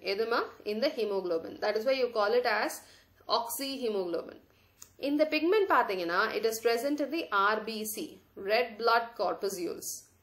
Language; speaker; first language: English; non-native, local second language; Tamil